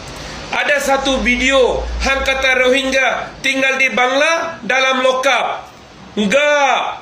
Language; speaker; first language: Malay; non-native, fluent; Bangla